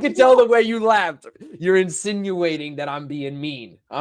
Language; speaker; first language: English; native; English